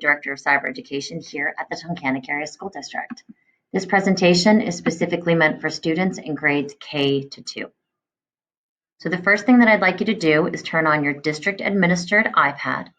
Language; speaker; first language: English; native; English